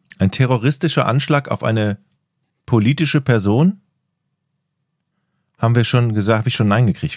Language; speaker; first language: German; native; German